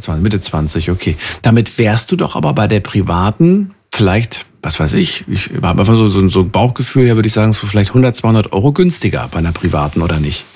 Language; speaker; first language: German; native; German